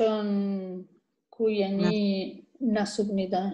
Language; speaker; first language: Korean; non-native, learner; Spanish